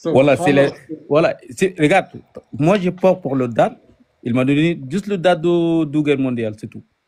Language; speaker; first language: French; non-native, learner; Arabic